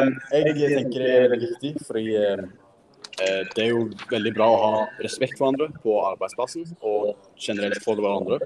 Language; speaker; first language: Norwegian; native; Norwegian